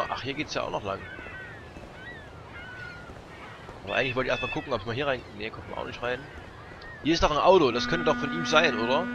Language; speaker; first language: German; native; German